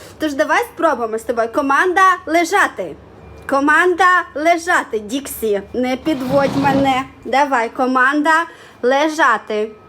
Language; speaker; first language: Ukrainian; non-native, local second language; Russian